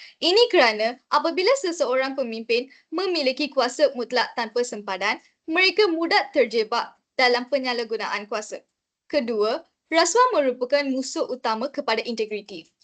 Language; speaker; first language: Malay; non-native, local second language; Tamil